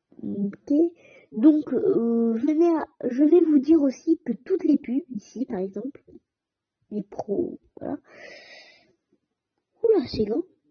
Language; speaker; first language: French; native; French